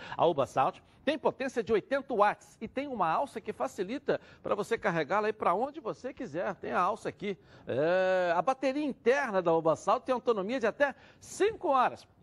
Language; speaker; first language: Portuguese; native; Portuguese